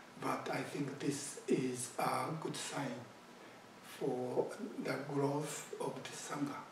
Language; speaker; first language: English; non-native, fluent; Japanese